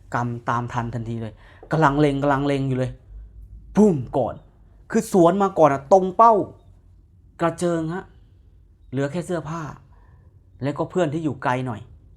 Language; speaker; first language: Thai; native; Thai